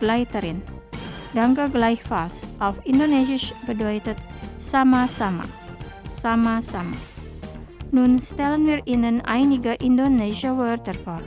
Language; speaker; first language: German; non-native, fluent; Indonesian